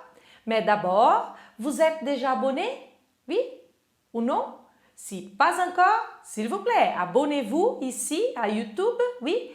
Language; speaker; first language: French; non-native, fluent; Portuguese